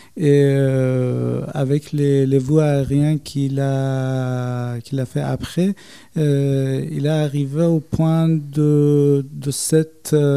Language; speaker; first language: French; non-native, fluent; Persian